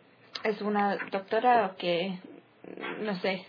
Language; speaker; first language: Spanish; early bilingual, heritage; English